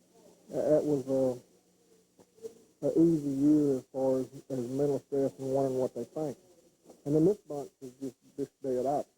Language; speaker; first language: English; native; English